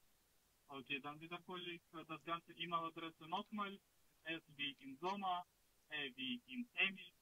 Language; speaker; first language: German; non-native, learner; Russian